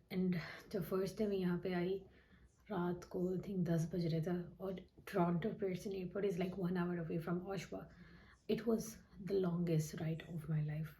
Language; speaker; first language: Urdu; native; Urdu